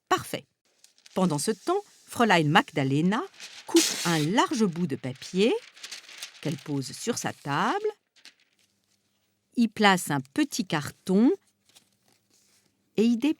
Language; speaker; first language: French; native; French